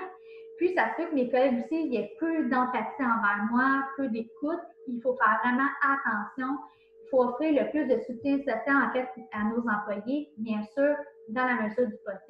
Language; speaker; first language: French; native; French